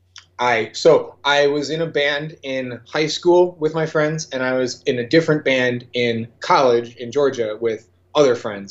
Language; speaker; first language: English; native; English